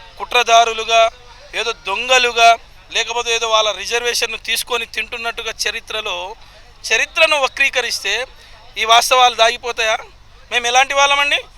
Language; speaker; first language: Telugu; non-native, local second language; Lambadi